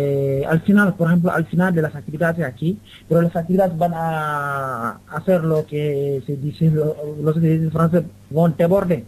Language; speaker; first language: Spanish; non-native, learner; Wolof